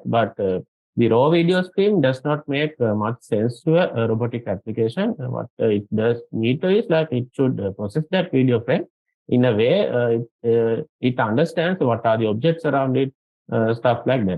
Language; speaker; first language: English; non-native, local second language; Sinhala